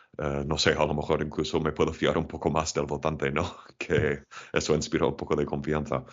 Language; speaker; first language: Spanish; non-native, fluent; English